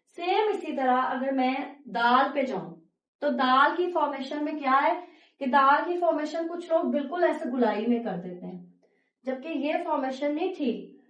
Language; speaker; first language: Urdu; native; Urdu